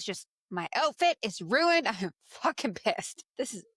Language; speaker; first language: English; native; English